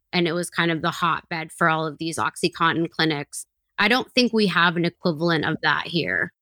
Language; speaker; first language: English; native; English